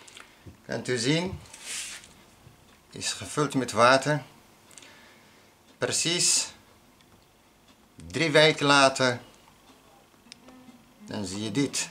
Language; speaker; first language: Dutch; non-native, learner; Arabic